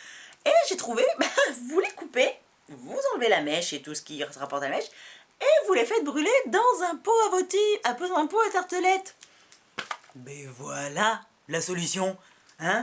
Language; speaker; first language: French; native; French